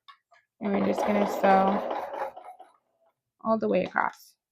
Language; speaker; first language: English; native; English